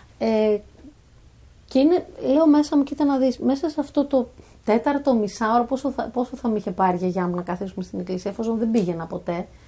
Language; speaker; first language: Greek; native; Greek